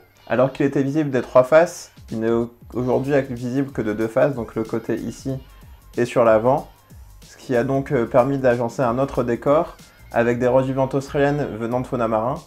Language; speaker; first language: French; native; French